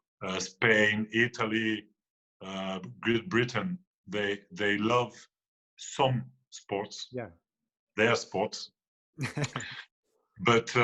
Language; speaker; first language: English; non-native, fluent; French